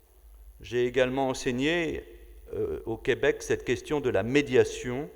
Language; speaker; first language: French; native; French